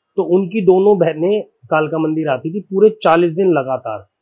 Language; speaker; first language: Hindi; native; Hindi